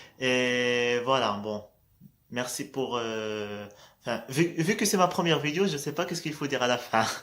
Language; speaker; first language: French; non-native, local second language; Arabic